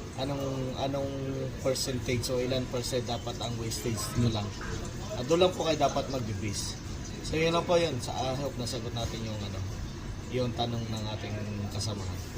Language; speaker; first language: Filipino; native; Filipino